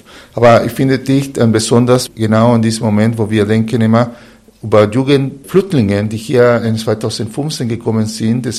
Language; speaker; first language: German; non-native, fluent; Spanish